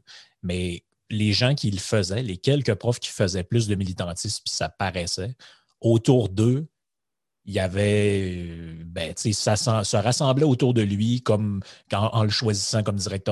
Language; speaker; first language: French; native; French